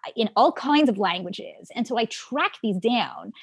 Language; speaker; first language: English; native; English